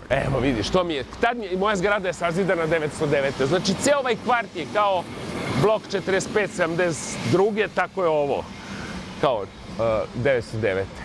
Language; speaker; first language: Serbian; native; Serbian